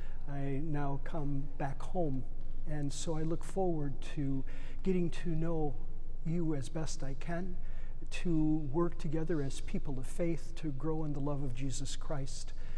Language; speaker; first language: English; native; English